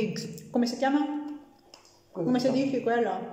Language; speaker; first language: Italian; non-native, learner; Filipino